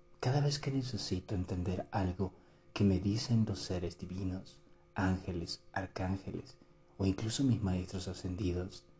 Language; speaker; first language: Spanish; native; Spanish